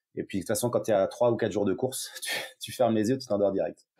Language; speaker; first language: French; native; French